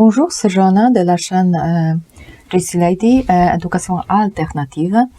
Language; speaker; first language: French; non-native, fluent; Polish